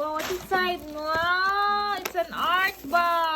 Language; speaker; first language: English; non-native, local second language; Filipino